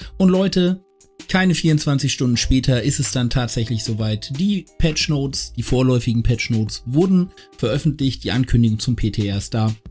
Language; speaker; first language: German; native; German